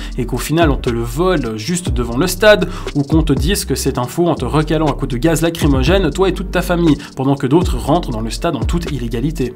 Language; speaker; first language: French; native; French